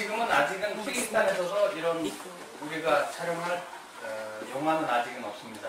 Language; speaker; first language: Korean; non-native, fluent; Kyrgyz